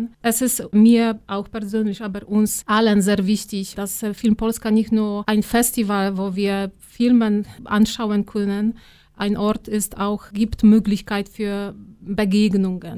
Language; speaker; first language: German; non-native, fluent; Polish